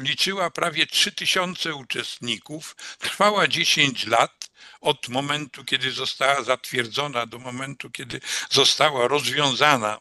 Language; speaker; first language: Polish; native; Polish